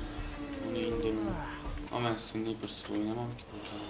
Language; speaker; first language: Turkish; native; Turkish